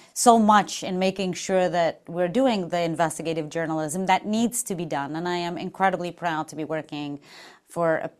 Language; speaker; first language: English; non-native, fluent; Portuguese